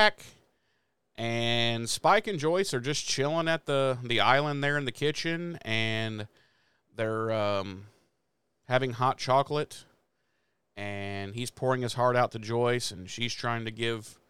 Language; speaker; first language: English; native; English